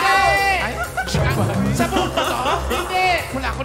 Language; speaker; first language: Filipino; native; Filipino